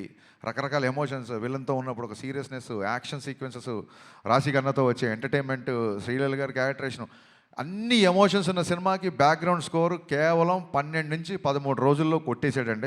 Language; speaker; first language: Telugu; native; Telugu